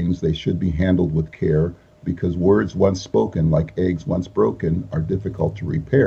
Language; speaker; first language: English; early bilingual, other home language; Spanish